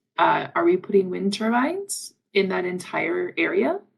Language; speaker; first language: English; native; English